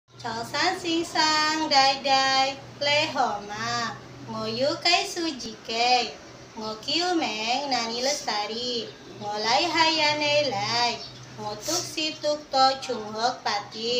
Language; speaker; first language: Cantonese; non-native, learner; Indonesian